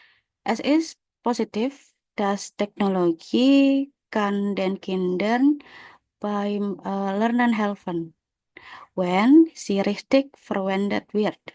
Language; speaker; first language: German; non-native, learner; Indonesian